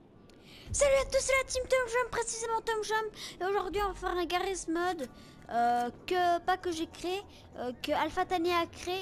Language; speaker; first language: French; native; French